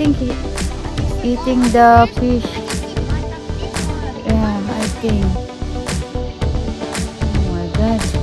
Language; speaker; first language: English; non-native, learner; Filipino